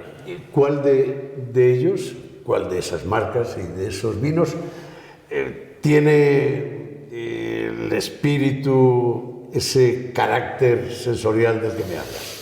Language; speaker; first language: Spanish; native; Spanish